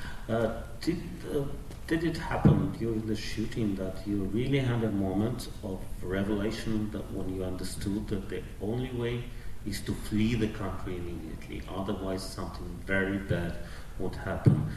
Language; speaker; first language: English; non-native, fluent; Russian